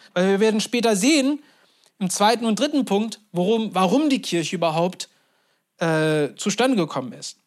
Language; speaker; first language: German; non-native, fluent; Turkish